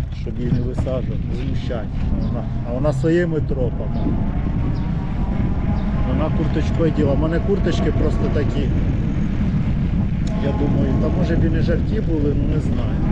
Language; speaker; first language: Ukrainian; native; Ukrainian